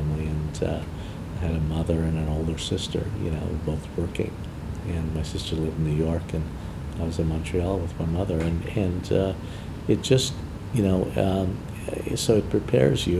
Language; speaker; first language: English; native; English